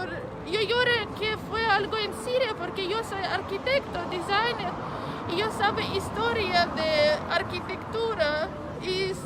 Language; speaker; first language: Spanish; non-native, learner; Ukrainian